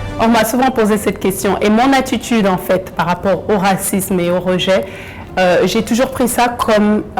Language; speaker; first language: French; early bilingual, other home language; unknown